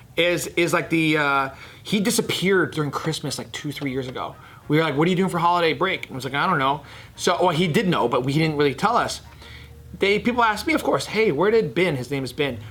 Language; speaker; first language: English; native; English